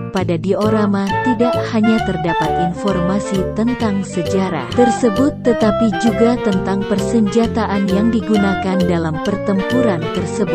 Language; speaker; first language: Indonesian; native; Indonesian